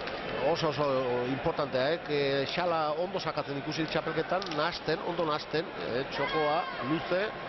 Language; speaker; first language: Basque; native; Basque